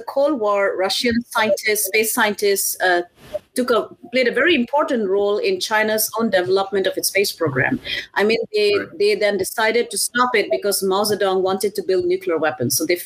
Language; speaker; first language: English; non-native, local second language; Assamese